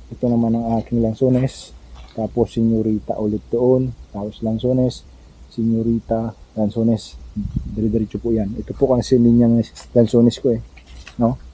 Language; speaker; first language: Filipino; native; Filipino